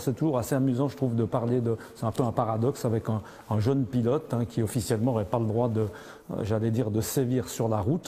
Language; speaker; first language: French; native; French